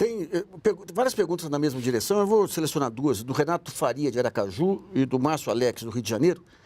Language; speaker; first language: Portuguese; native; Portuguese